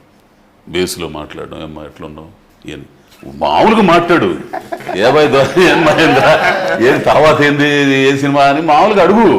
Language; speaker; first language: Telugu; native; Telugu